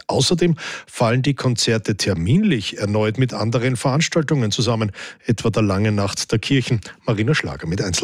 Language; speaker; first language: German; native; German